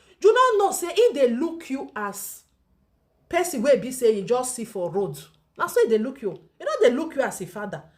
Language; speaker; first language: Nigerian Pidgin; native; Nigerian Pidgin